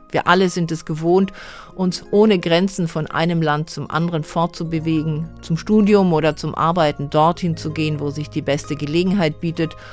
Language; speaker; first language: German; native; German